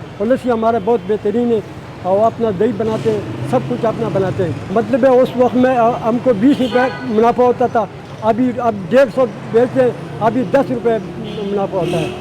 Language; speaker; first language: Urdu; non-native, local second language; Pashto